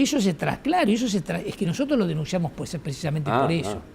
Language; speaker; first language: Spanish; native; Spanish